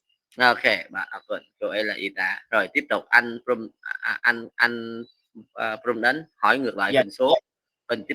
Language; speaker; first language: Vietnamese; non-native, fluent; Khmer